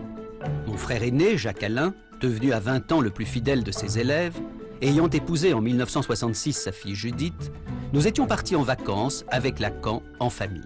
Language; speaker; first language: French; native; French